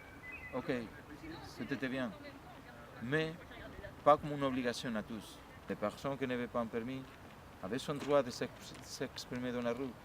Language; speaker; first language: French; non-native, learner; Spanish